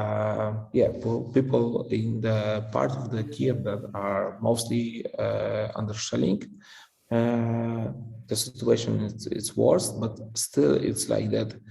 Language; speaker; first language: English; non-native, fluent; Polish